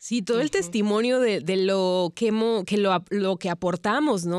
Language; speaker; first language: Spanish; native; Spanish